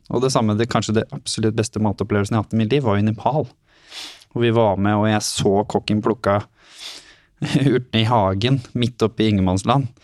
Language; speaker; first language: Norwegian; native; Norwegian